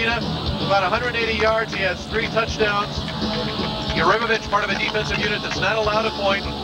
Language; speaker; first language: English; native; English